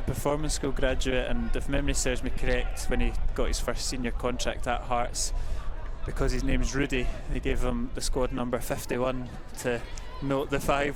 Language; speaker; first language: English; native; English